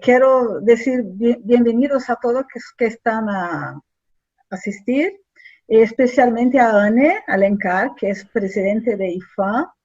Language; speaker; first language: Spanish; non-native, fluent; Portuguese